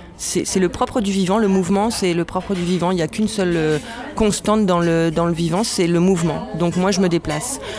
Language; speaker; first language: French; native; French